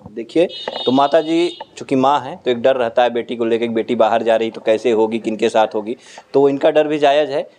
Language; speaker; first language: Hindi; native; Hindi